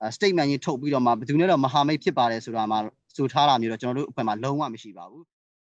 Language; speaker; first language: Burmese; non-native, local second language; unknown